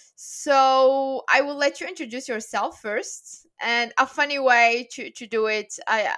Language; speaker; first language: English; non-native, fluent; Arabic